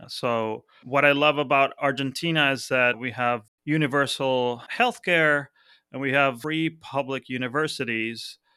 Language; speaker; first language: English; non-native, fluent; Spanish